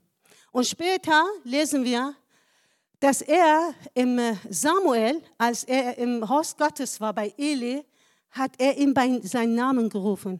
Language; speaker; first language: German; non-native, fluent; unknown